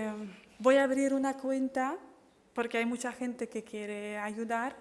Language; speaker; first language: Spanish; non-native, fluent; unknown